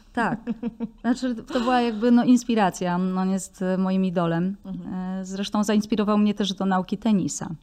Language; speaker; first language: Polish; native; Polish